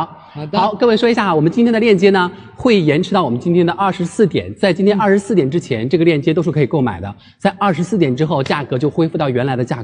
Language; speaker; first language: Chinese; native; Chinese